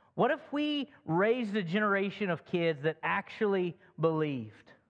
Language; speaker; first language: English; native; English